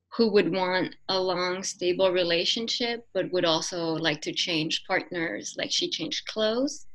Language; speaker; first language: English; non-native, fluent; French